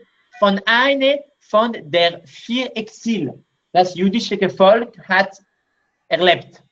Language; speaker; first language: German; non-native, learner; Hebrew